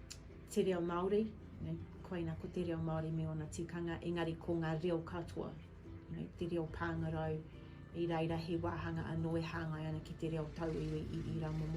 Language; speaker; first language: Māori; non-native, local second language; English